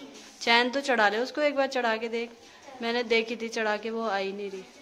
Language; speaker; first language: Hindi; native; Hindi